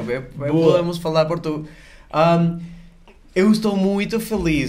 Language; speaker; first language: Portuguese; non-native, learner; Spanish